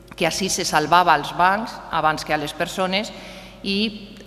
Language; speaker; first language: Catalan; native; Catalan